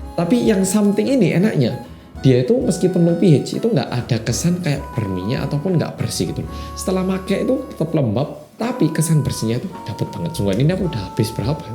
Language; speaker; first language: Indonesian; non-native, fluent; Korean